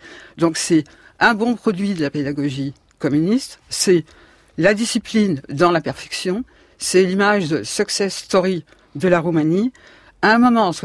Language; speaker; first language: French; native; French